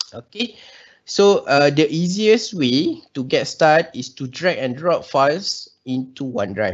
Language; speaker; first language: English; non-native, local second language; Malay